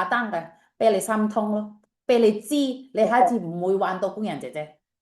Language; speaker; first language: Chinese; non-native, fluent; Indonesian